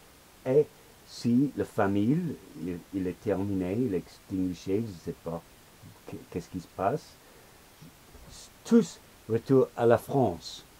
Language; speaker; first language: French; non-native, learner; English